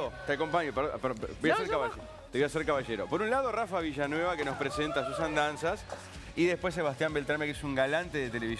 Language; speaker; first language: Spanish; native; Spanish